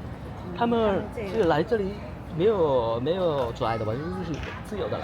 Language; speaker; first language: Chinese; non-native, fluent; Korean